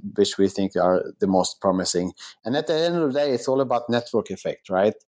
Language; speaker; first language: English; non-native, fluent; Swedish